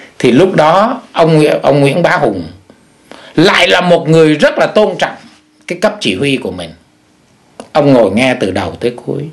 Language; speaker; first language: Vietnamese; native; Vietnamese